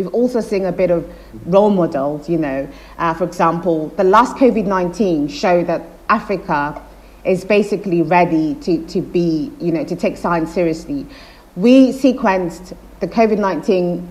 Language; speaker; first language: English; non-native, local second language; Igbo